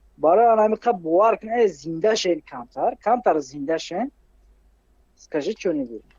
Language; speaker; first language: Tajik; native; Tajik